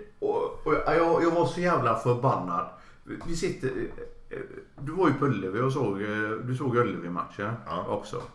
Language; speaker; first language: Swedish; native; Swedish